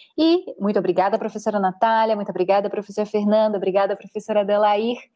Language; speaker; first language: Portuguese; native; Portuguese